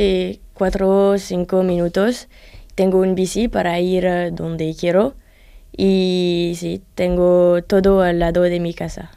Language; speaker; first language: Spanish; non-native, learner; French